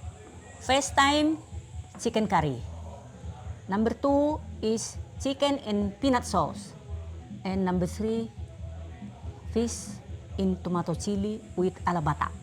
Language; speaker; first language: English; non-native, learner; Batak Toba